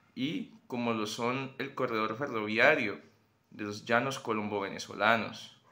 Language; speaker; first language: Spanish; native; Spanish